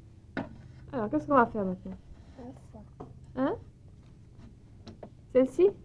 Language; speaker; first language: French; native; French